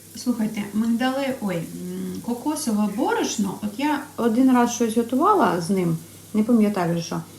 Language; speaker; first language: Ukrainian; non-native, local second language; Russian